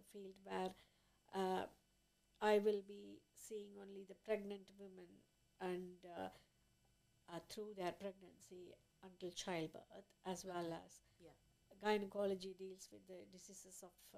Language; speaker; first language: English; non-native, local second language; Tamil